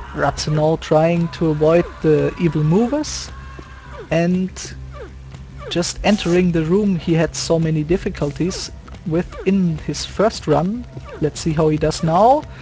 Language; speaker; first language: English; non-native, fluent; German